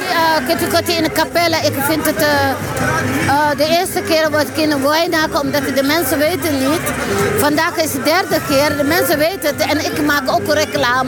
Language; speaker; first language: Dutch; non-native, learner; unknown